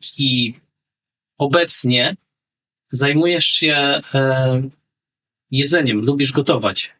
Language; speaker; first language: Polish; native; Polish